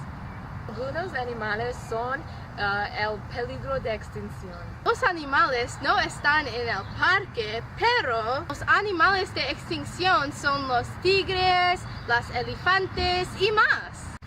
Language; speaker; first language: Spanish; non-native, learner; English